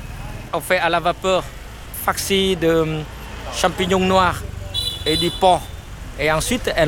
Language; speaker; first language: French; non-native, local second language; Vietnamese